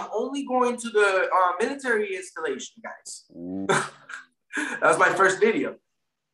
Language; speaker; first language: English; native; English